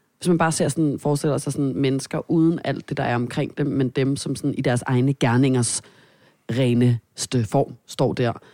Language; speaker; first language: Danish; native; Danish